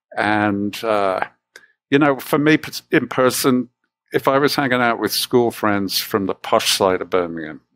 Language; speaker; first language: English; native; English